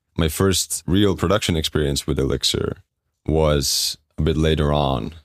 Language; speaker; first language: English; non-native, fluent; Estonian